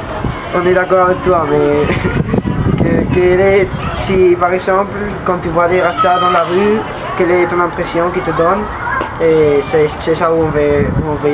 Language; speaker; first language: French; non-native, fluent; Spanish